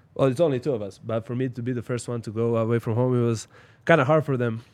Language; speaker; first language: English; non-native, fluent; Slovenian